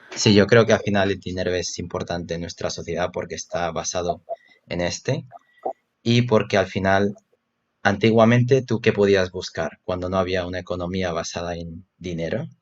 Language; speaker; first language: Spanish; native; Spanish